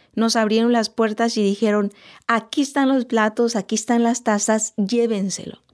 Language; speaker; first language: Spanish; non-native, local second language; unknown